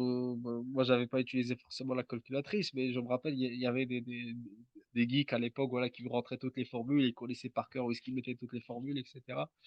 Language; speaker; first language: French; native; French